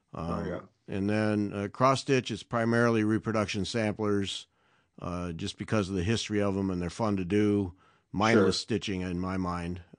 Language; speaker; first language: English; native; English